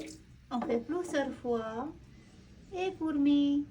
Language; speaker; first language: French; non-native, learner; Indonesian